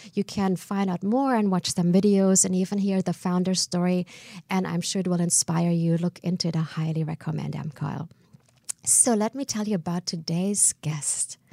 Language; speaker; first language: English; non-native, fluent; German